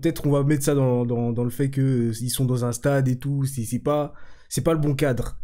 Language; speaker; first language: French; native; French